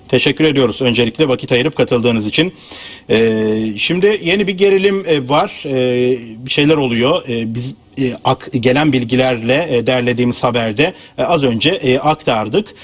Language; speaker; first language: Turkish; native; Turkish